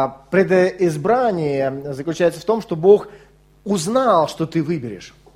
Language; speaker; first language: Russian; native; Russian